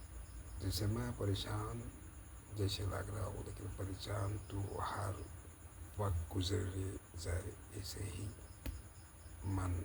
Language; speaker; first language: Hindi; non-native, local second language; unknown